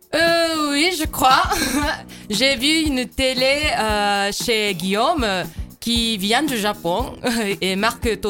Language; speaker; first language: French; non-native, fluent; Japanese